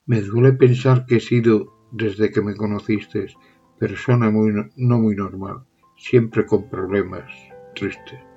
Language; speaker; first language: Spanish; non-native, local second language; Catalan